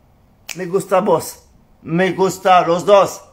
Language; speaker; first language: Spanish; non-native, learner; French